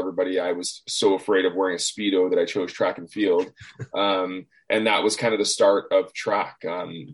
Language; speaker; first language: English; native; English